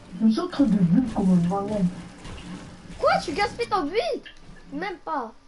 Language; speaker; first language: French; native; French